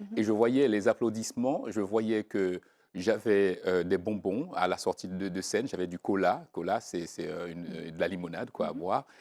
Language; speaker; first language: French; non-native, local second language; Haitian Creole